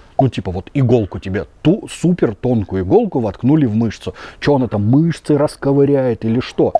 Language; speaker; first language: Russian; native; Russian